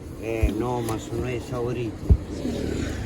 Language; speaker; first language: Italian; non-native, learner; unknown